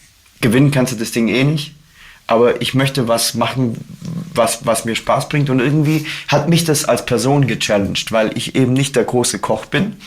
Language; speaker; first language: German; native; German